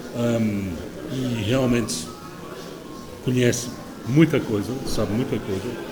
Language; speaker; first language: Portuguese; non-native, fluent; English